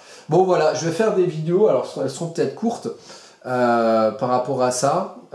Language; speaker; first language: French; native; French